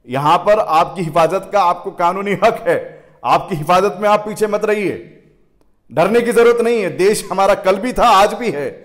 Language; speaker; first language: Hindi; native; Hindi